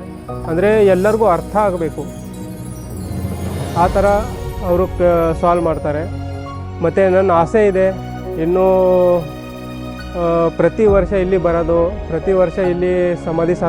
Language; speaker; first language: Kannada; non-native, local second language; Marathi